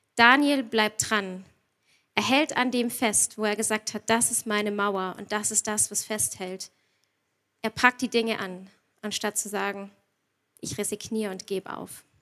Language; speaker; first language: German; native; German